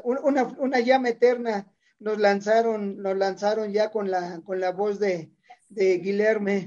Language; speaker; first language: Spanish; native; Spanish